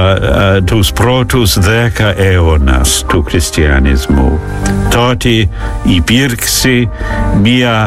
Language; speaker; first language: Greek; non-native, fluent; English